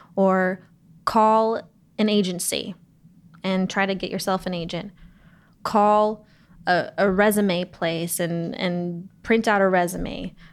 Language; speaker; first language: English; native; English